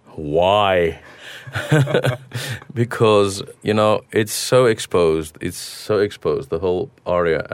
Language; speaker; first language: English; non-native, local second language; Afrikaans